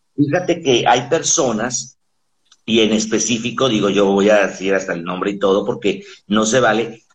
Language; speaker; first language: Spanish; native; Spanish